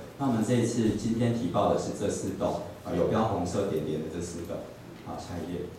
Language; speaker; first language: Chinese; native; Chinese